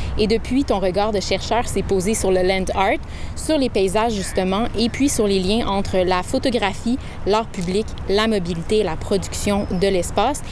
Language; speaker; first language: French; native; French